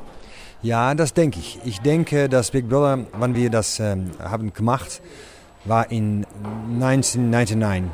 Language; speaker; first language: German; non-native, learner; Dutch